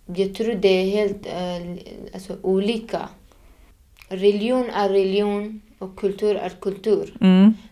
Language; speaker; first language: Swedish; non-native, fluent; Persian